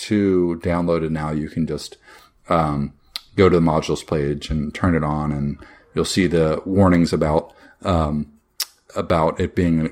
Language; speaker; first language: English; native; English